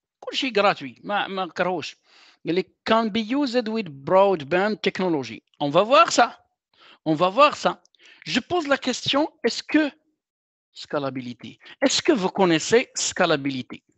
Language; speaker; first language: French; non-native, local second language; Arabic